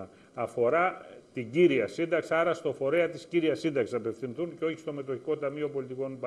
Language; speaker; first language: Greek; native; Greek